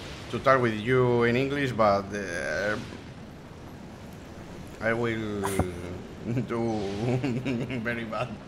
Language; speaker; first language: English; non-native, learner; Spanish